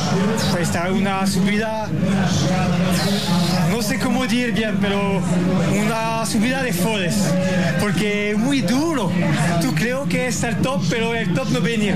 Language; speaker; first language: Portuguese; non-native, learner; Spanish